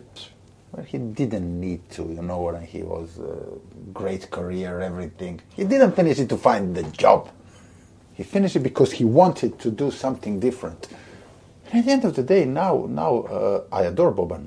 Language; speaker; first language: English; non-native, fluent; Croatian